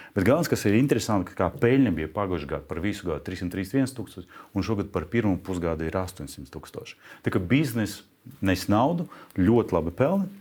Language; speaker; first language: Latvian; non-native, local second language; Russian